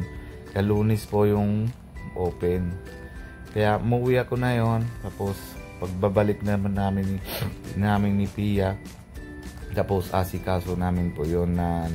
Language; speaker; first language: Filipino; non-native, learner; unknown